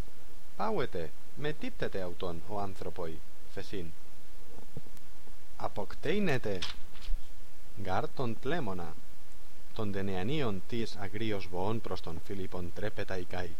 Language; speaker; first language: Greek; non-native, fluent; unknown